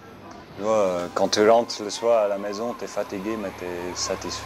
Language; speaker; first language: French; non-native, local second language; Dutch